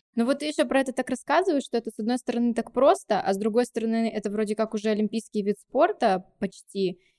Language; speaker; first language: Russian; native; Russian